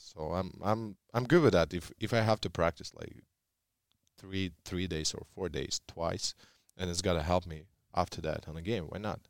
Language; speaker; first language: English; non-native, learner; Russian